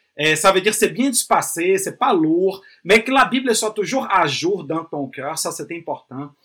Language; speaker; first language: French; non-native, fluent; Portuguese